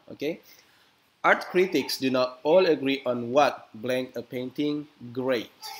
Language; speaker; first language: English; non-native, fluent; Indonesian